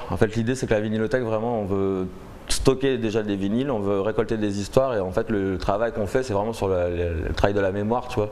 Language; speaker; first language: French; native; French